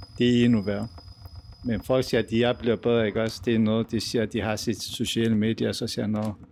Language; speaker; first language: Danish; early bilingual, other home language; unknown